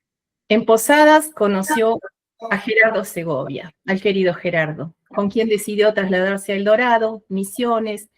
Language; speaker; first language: Spanish; native; Spanish